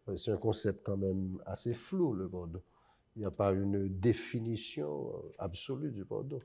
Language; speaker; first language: French; non-native, local second language; Haitian Creole